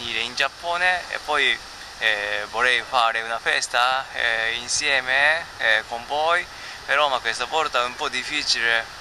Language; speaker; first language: Italian; non-native, learner; Japanese